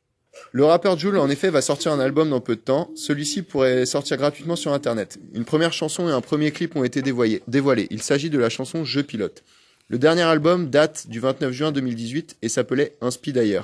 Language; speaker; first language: French; native; French